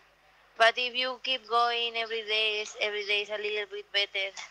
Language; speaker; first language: English; non-native, learner; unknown